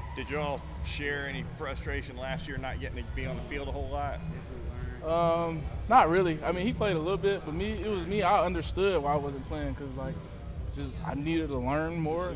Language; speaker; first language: English; native; English